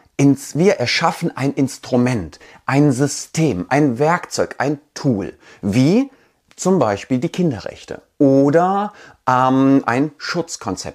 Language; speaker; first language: German; native; German